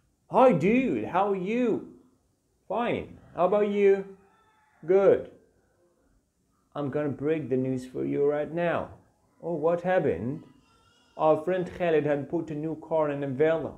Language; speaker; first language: English; non-native, fluent; Arabic